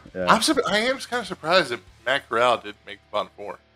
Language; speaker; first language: English; native; English